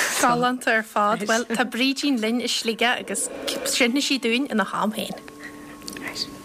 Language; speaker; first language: Irish; native; Irish